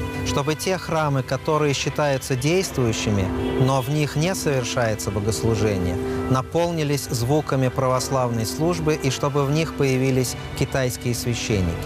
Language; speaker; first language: Russian; native; Russian